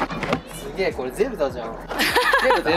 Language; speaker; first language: Japanese; native; Japanese